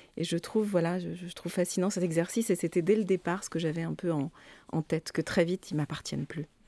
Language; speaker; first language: French; native; French